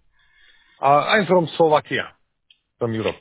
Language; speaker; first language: English; non-native, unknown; Slovak